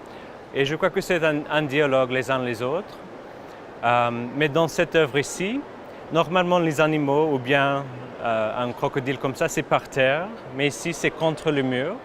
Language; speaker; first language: French; non-native, fluent; English